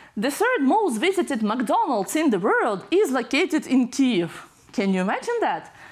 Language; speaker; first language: English; non-native, fluent; Ukrainian